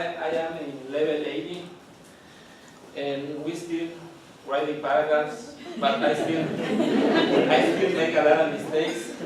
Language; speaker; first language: English; non-native, learner; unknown